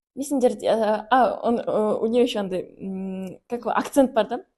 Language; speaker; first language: Russian; non-native, local second language; Kazakh